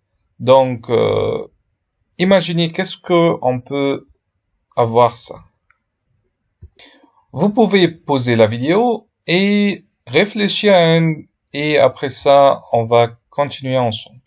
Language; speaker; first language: French; non-native, fluent; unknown